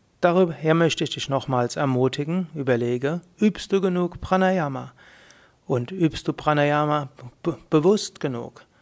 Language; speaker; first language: German; native; German